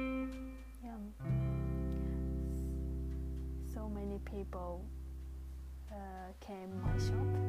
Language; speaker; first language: English; non-native, learner; Japanese